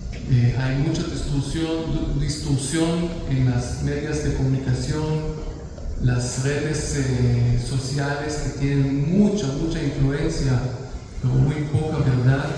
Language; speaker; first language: Spanish; non-native, fluent; Hebrew